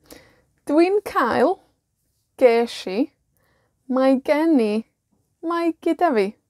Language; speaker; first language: Welsh; non-native, fluent; Spanish